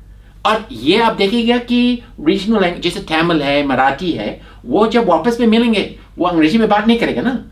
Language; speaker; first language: Hindi; non-native, fluent; English